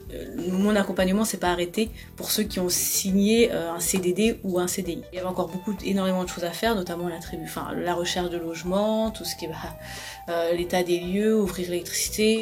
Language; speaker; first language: French; native; French